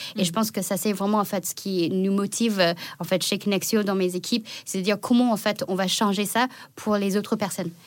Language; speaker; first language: French; non-native, fluent; Chinese